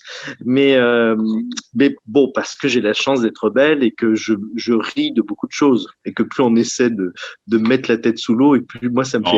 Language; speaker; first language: French; native; French